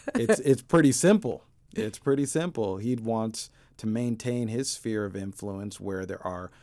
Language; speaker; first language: English; native; English